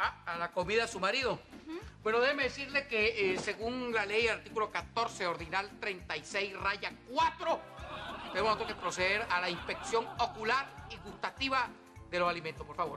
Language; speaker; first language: Spanish; native; Spanish